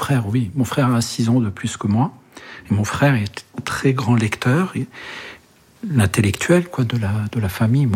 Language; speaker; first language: French; early bilingual, other home language; Arabic